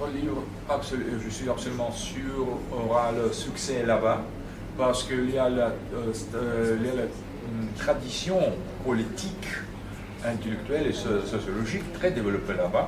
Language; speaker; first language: French; non-native, fluent; Russian